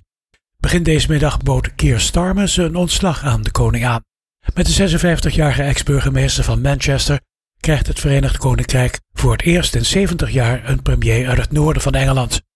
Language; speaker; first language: Dutch; native; Dutch